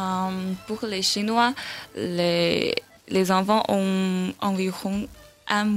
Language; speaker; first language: French; non-native, learner; Chinese